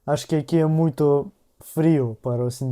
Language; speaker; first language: Portuguese; non-native, learner; Russian